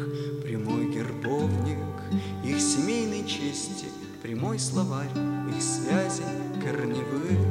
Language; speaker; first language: Russian; native; Russian